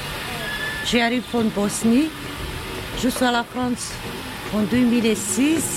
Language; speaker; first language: French; non-native, learner; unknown